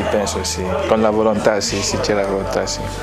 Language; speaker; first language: Italian; non-native, learner; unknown